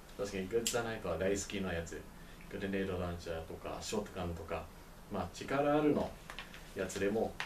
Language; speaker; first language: Japanese; non-native, learner; English